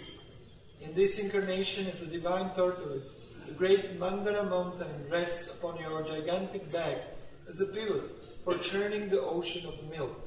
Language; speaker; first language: English; non-native, local second language; Tamil